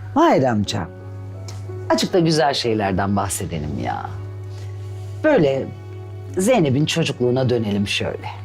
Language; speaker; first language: Turkish; native; Turkish